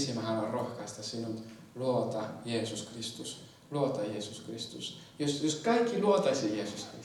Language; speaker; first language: Finnish; non-native, fluent; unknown